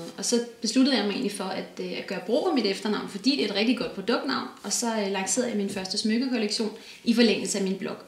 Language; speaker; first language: Danish; native; Danish